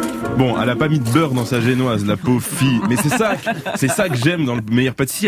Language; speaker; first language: French; native; French